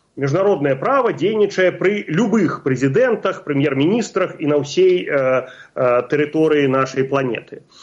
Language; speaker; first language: Belarusian; non-native, local second language; Russian